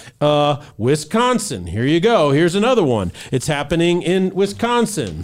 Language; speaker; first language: English; native; English